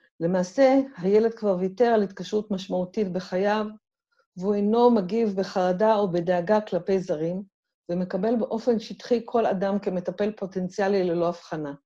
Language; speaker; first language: Hebrew; native; Hebrew